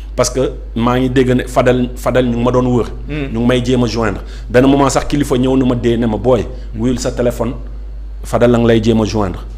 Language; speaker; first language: Wolof; native; Wolof